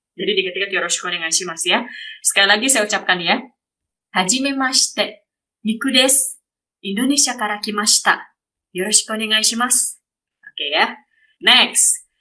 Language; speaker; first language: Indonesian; native; Indonesian